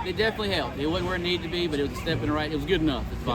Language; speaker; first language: English; native; English